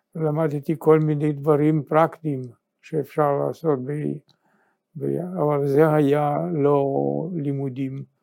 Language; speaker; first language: Hebrew; non-native, fluent; Yiddish